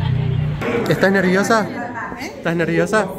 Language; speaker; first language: Spanish; native; Spanish